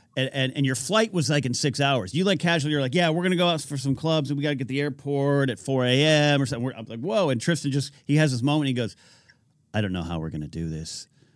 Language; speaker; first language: English; native; English